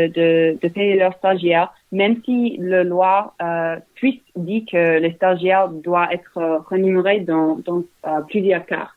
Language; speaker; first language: French; non-native, learner; English